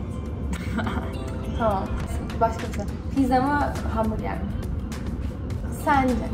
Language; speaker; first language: Turkish; early bilingual, heritage; Turkish